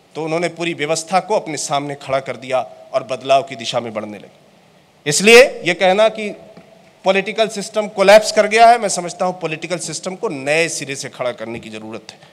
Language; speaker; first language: Hindi; native; Hindi